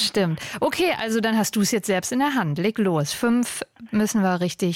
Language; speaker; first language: German; native; German